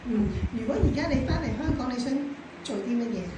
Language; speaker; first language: Cantonese; native; Cantonese